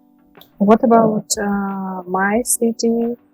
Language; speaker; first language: English; non-native, learner; Russian